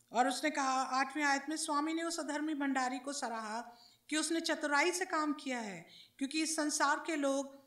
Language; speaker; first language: Hindi; native; Hindi